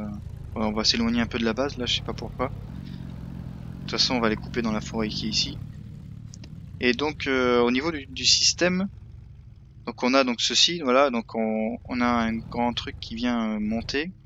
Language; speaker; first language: French; native; French